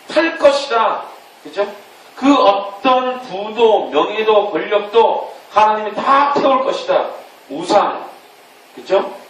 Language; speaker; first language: Korean; native; Korean